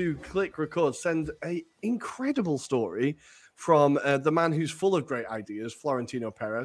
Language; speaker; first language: English; native; English